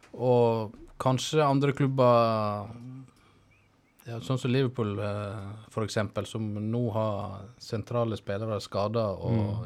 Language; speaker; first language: Norwegian; native; Norwegian